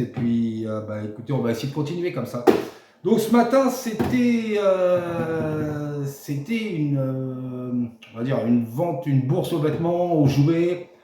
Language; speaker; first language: French; native; French